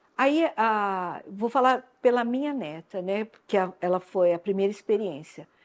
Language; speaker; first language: Portuguese; non-native, local second language; Japanese